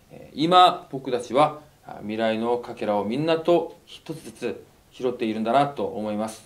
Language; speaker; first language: Japanese; native; Japanese